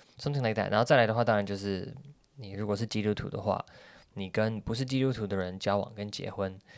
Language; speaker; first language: Chinese; native; Chinese